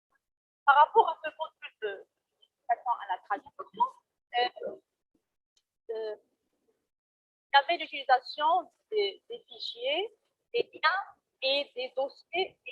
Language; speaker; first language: French; non-native, local second language; Arabic